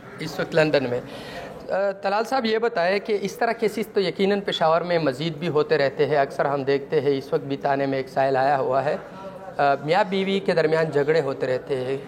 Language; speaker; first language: Urdu; non-native, local second language; Pashto